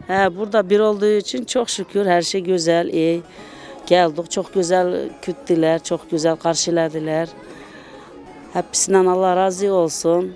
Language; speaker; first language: Turkish; early bilingual, heritage; Turkish